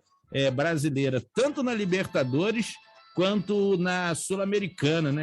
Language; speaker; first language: Portuguese; native; Portuguese